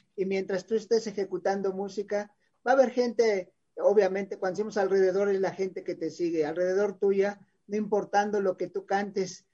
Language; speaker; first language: Spanish; native; Spanish